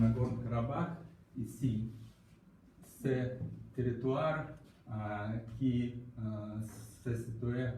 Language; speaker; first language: French; non-native, learner; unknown